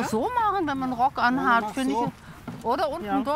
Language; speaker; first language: German; native; German